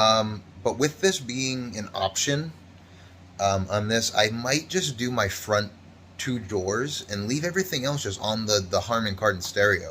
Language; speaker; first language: English; native; English